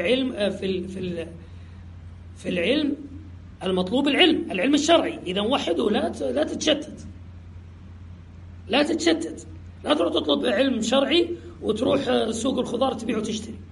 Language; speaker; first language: Arabic; native; Arabic